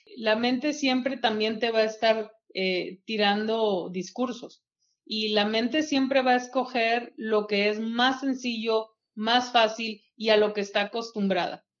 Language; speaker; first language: Spanish; native; Spanish